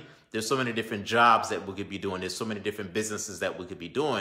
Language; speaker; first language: English; native; English